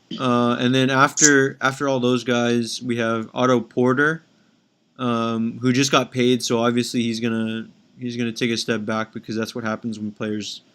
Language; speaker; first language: English; native; English